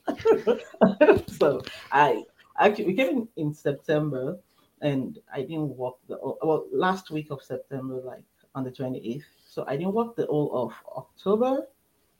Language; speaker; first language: English; non-native, local second language; Yoruba